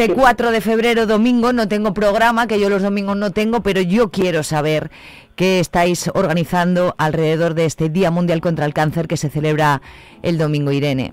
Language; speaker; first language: Spanish; native; Spanish